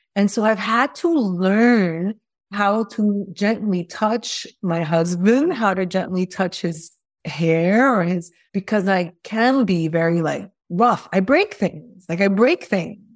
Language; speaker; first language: English; early bilingual, other home language; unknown